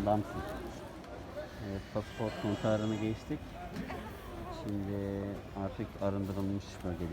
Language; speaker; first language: Turkish; native; Turkish